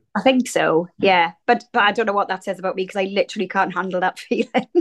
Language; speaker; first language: English; native; English